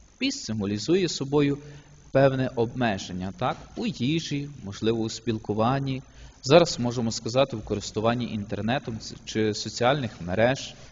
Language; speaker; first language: Ukrainian; native; Ukrainian